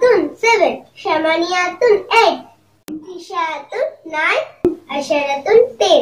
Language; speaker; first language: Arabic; non-native, learner; Bangla